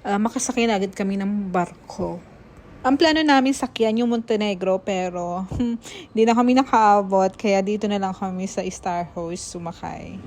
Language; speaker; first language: Filipino; native; Filipino